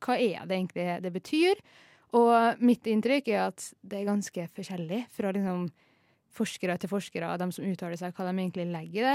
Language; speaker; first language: Norwegian; native; Norwegian